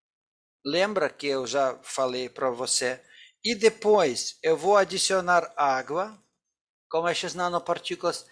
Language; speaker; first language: Portuguese; non-native, fluent; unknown